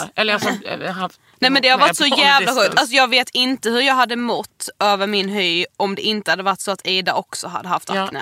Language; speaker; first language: Swedish; native; Swedish